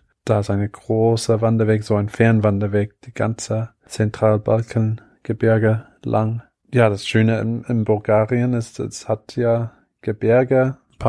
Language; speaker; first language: German; non-native, fluent; English